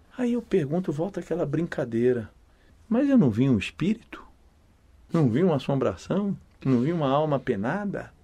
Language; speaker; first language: Portuguese; native; Portuguese